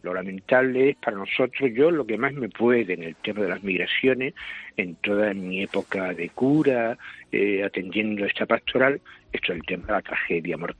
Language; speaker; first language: Spanish; native; Spanish